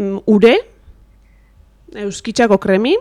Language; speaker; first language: Basque; native; Basque